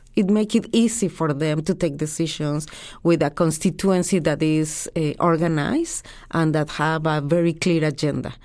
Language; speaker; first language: English; non-native, fluent; Spanish